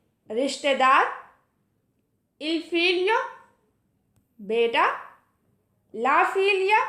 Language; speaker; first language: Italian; non-native, fluent; Urdu